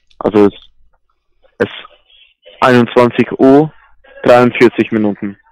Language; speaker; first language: German; non-native, learner; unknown